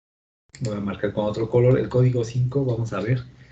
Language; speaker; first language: Spanish; native; Spanish